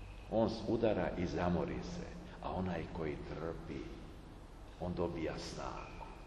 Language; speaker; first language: Serbian; native; Serbian